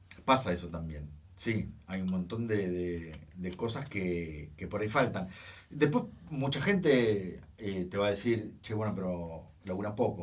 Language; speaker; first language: Spanish; native; Spanish